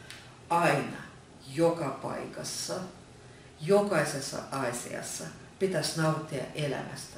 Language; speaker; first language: Finnish; non-native, fluent; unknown